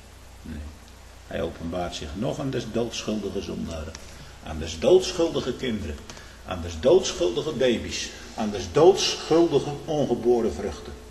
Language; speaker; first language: Dutch; native; Dutch